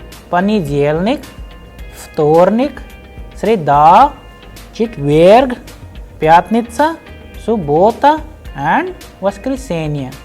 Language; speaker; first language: Russian; non-native, fluent; Hindi